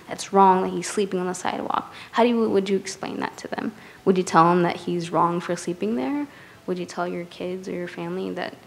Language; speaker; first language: English; native; English